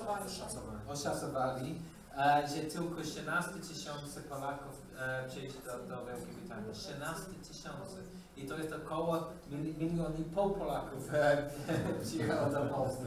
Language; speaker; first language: Polish; non-native, learner; English